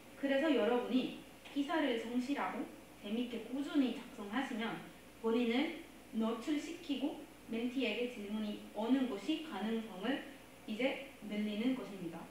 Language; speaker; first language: Korean; non-native, fluent; Spanish